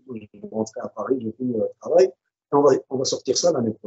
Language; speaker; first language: French; non-native, local second language; Arabic